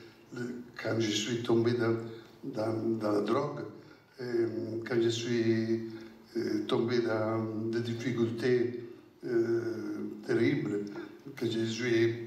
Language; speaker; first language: French; non-native, fluent; Italian